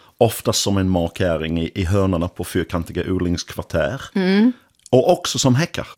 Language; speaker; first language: Swedish; non-native, fluent; English